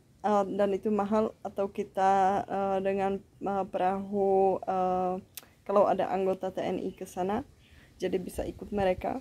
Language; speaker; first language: Indonesian; non-native, fluent; Czech